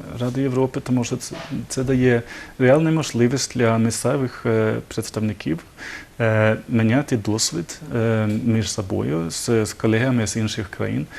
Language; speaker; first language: Ukrainian; non-native, learner; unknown